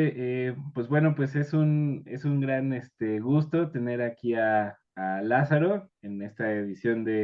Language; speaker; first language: Spanish; native; Spanish